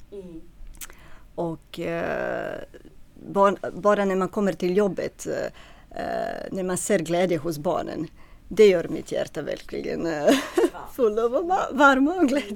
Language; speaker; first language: Swedish; non-native, fluent; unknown